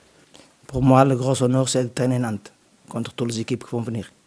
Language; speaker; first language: French; non-native, learner; Portuguese